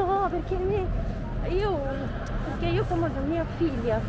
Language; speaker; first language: Italian; non-native, learner; Kyrgyz